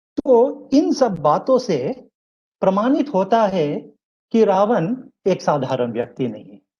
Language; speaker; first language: Hindi; early bilingual, heritage; English